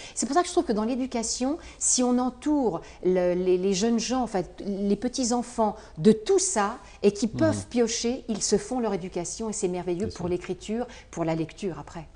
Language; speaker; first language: French; native; French